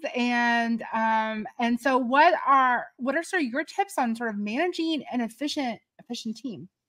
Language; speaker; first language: English; native; English